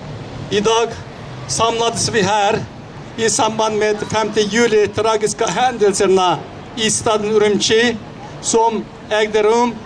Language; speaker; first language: Swedish; non-native, fluent; Uyghur